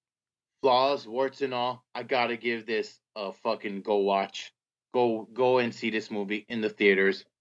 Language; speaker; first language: English; native; English